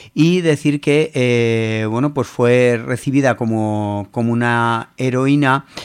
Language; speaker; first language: Spanish; native; Spanish